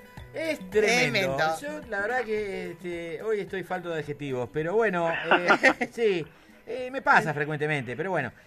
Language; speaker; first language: Spanish; native; Spanish